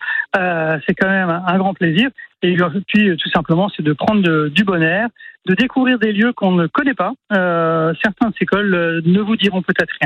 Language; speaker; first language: French; native; French